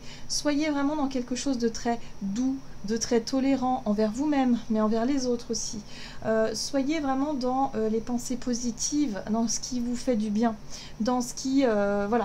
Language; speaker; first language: French; native; French